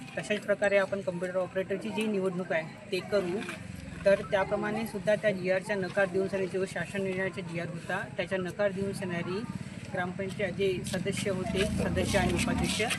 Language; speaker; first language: Marathi; native; Marathi